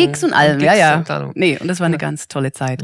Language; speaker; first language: German; non-native, fluent; English